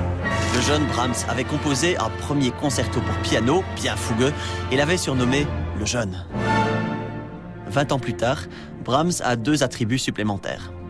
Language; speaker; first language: French; native; French